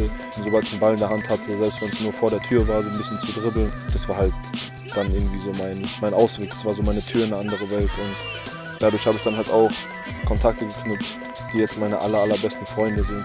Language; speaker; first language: German; native; German